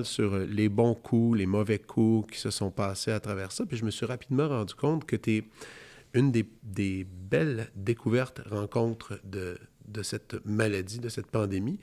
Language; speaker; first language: French; native; French